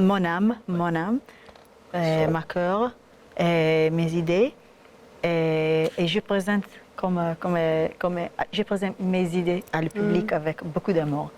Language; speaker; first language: French; non-native, learner; Hebrew